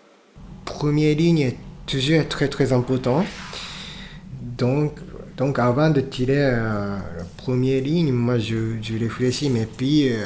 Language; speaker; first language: French; non-native, fluent; Japanese